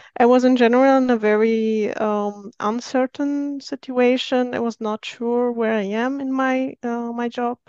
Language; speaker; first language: English; non-native, fluent; Arabic